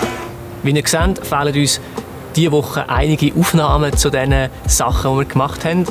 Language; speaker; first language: German; native; German